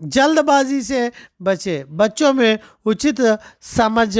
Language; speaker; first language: Hindi; non-native, local second language; Telugu